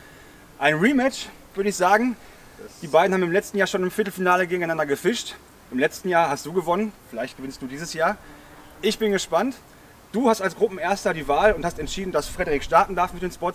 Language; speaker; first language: German; native; German